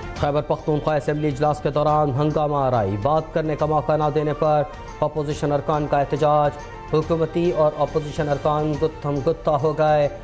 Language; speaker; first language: Urdu; native; Urdu